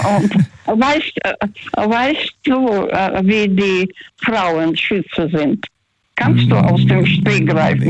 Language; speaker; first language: German; early bilingual, other home language; Russian